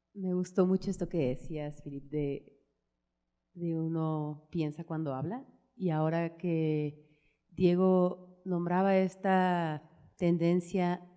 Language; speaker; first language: Spanish; native; Spanish